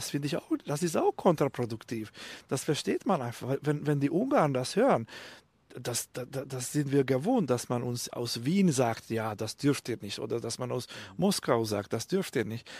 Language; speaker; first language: German; non-native, fluent; Hungarian